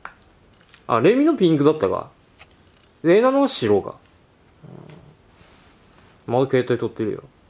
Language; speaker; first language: Japanese; native; Japanese